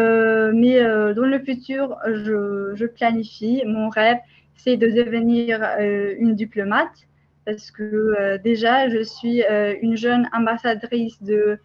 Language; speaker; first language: French; non-native, fluent; Albanian